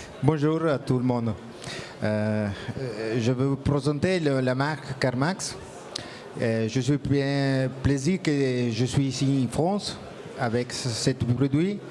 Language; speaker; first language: French; non-native, learner; Italian